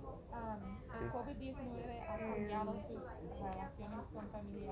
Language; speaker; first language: Spanish; non-native, learner; English